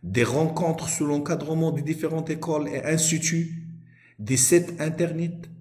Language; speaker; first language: French; non-native, local second language; Arabic